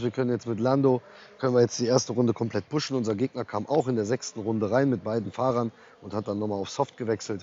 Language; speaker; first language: German; native; German